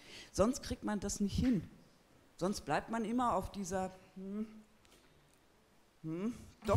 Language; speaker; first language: German; native; German